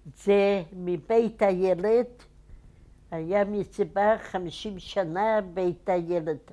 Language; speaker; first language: Hebrew; non-native, fluent; Yiddish